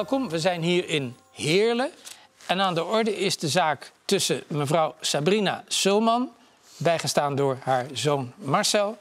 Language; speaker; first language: Dutch; native; Dutch